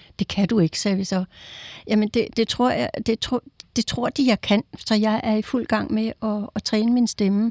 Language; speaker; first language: Danish; native; Danish